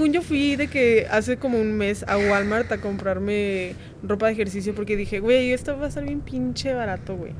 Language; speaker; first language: Spanish; native; Spanish